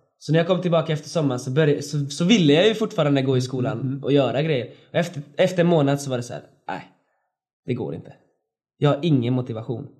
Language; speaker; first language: Swedish; native; Swedish